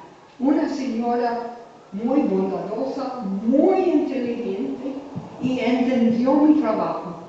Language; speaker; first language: Spanish; non-native, fluent; English